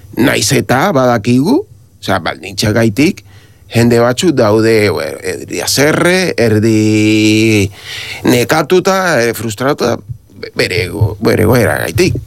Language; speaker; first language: Basque; non-native, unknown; Spanish